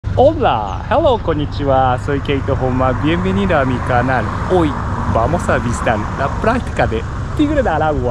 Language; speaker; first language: Spanish; non-native, learner; Japanese